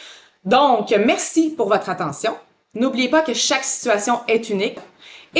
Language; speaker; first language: French; native; French